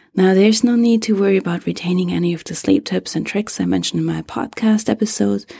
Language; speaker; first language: English; non-native, fluent; German